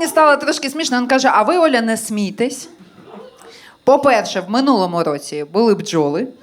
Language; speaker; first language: Ukrainian; non-native, local second language; Russian